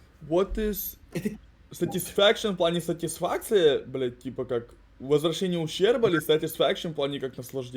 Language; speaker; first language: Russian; native; Russian